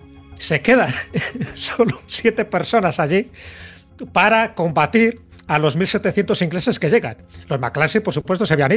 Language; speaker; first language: Spanish; native; Spanish